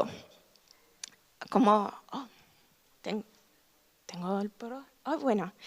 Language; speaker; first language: Spanish; non-native, learner; English